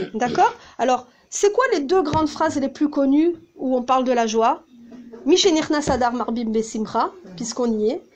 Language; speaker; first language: French; early bilingual, heritage; Hebrew